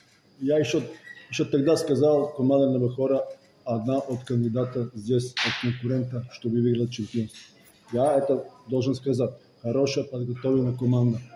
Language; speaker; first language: Russian; non-native, fluent; Serbian